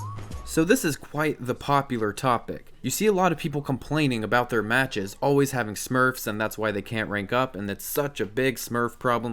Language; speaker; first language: English; native; English